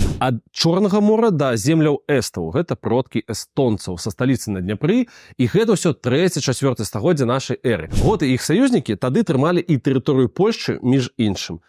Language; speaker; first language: Belarusian; non-native, local second language; Russian